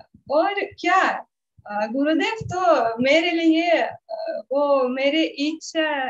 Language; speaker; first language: Hindi; non-native, learner; Russian